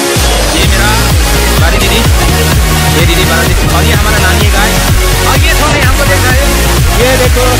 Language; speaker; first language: Hindi; non-native, local second language; Karbi